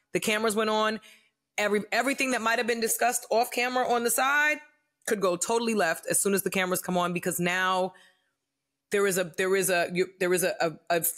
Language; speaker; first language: English; native; English